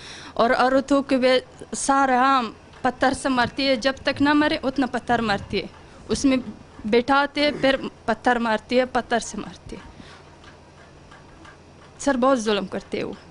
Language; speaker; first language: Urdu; non-native, learner; Pashto